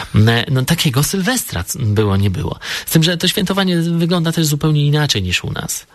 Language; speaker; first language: Polish; native; Polish